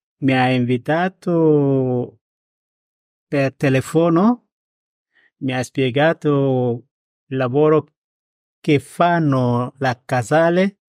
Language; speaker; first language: Italian; non-native, learner; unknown